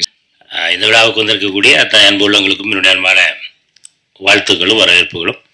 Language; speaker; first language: Tamil; native; Tamil